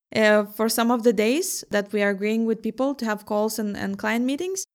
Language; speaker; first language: English; non-native, fluent; Lithuanian